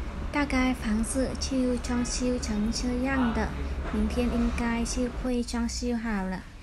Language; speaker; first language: Chinese; non-native, fluent; Vietnamese